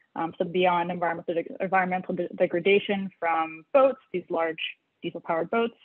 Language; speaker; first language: English; native; English